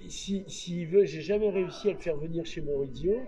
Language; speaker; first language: French; native; French